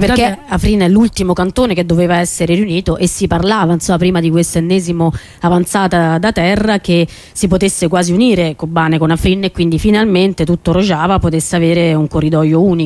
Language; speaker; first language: Italian; native; Italian